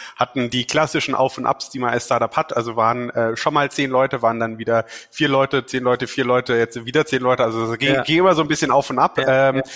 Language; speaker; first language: German; native; German